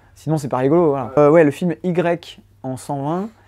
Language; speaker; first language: French; native; French